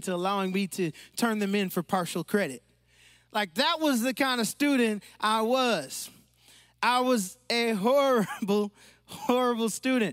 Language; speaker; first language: English; native; English